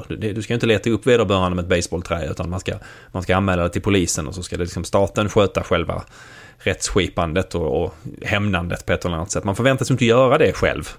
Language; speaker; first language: Swedish; native; Swedish